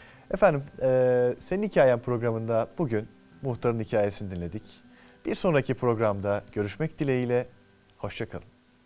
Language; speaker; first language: Turkish; native; Turkish